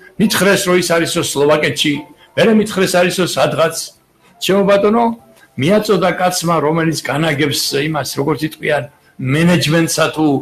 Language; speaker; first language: Georgian; native; Georgian